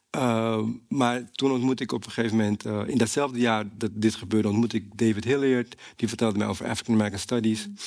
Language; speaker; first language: Dutch; native; Dutch